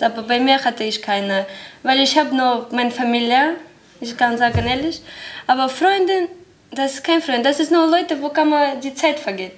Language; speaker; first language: German; non-native, learner; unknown